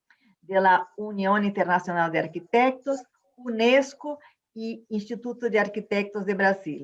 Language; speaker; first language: Spanish; non-native, fluent; Portuguese